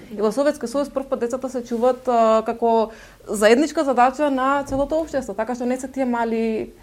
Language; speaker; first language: Macedonian; non-native, local second language; Turkish